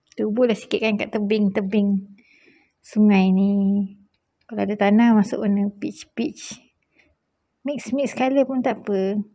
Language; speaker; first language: Malay; native; Malay